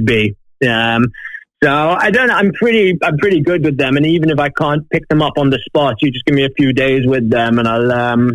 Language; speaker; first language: English; native; English